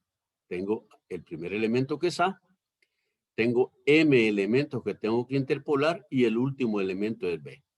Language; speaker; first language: Spanish; native; Spanish